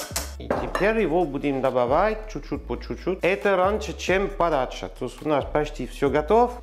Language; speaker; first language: Russian; non-native, learner; French